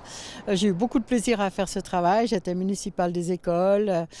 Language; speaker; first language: French; native; French